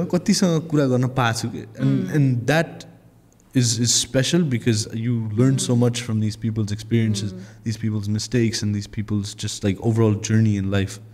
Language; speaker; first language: English; early bilingual, other home language; Nepali